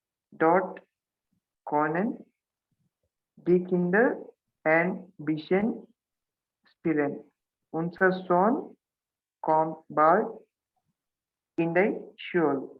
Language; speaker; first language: German; non-native, learner; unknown